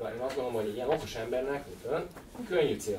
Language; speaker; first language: Hungarian; native; Hungarian